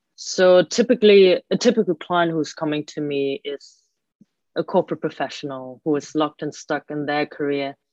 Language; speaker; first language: English; early bilingual, other home language; Cantonese